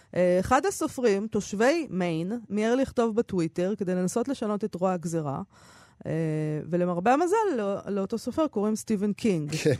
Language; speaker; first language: Hebrew; native; Hebrew